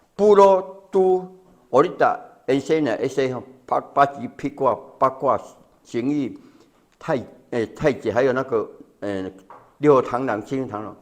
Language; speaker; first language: Spanish; non-native, learner; Chinese